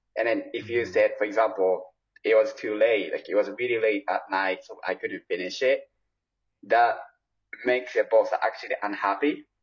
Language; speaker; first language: English; non-native, fluent; Japanese